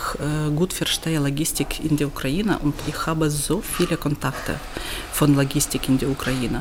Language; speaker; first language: German; non-native, learner; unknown